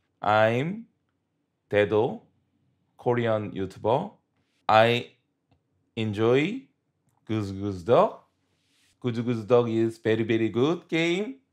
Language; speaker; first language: English; non-native, learner; Korean